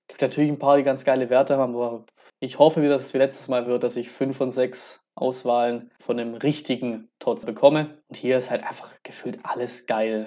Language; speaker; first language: German; native; German